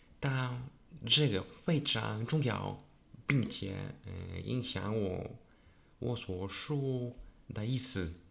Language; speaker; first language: Chinese; non-native, learner; Polish